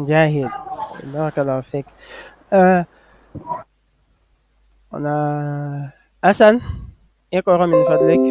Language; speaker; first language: Arabic; non-native, fluent; French